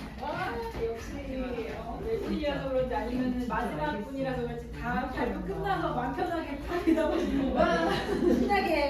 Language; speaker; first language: Korean; non-native, fluent; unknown